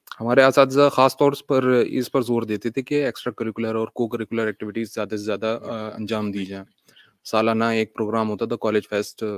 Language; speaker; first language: Urdu; native; Urdu